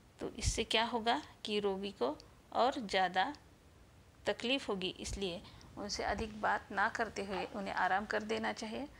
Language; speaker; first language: Hindi; non-native, local second language; Marathi